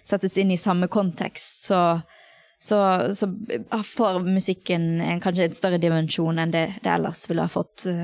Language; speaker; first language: Norwegian; early bilingual, other home language; Tamil